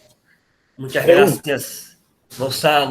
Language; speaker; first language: Spanish; non-native, fluent; Portuguese